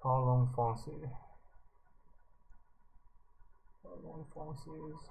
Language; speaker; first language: French; non-native, learner; English